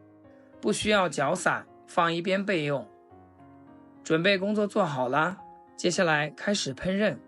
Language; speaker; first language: Chinese; native; Chinese